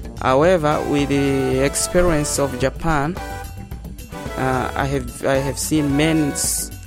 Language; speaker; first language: English; non-native, learner; Portuguese